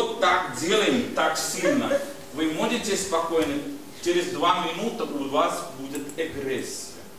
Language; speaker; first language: Russian; non-native, learner; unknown